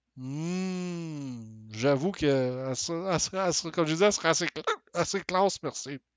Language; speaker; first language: French; native; French